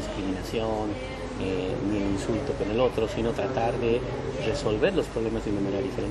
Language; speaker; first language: Spanish; native; Spanish